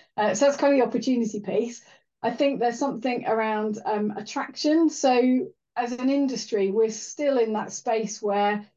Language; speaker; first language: English; native; English